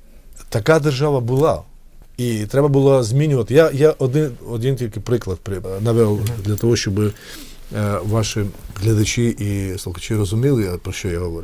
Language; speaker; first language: Ukrainian; non-native, fluent; Georgian